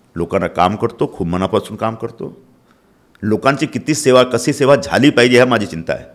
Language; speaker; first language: Marathi; non-native, local second language; Hindi